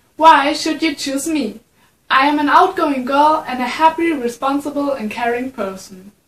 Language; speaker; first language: English; non-native, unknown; German